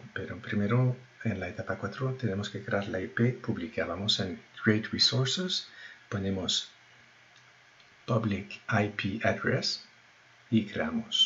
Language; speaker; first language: Spanish; non-native, fluent; French